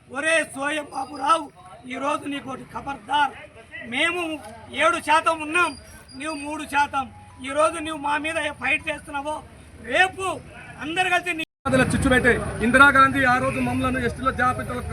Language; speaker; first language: Telugu; non-native, local second language; Lambadi